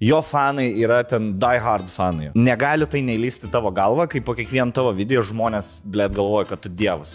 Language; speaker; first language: Lithuanian; native; Lithuanian